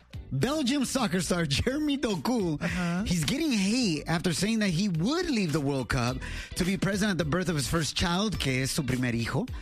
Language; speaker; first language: English; early bilingual, other home language; Spanish